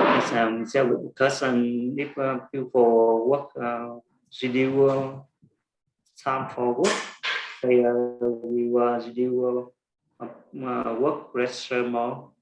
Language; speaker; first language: English; non-native, learner; Vietnamese